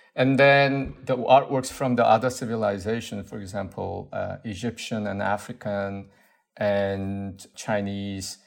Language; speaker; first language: English; non-native, fluent; Korean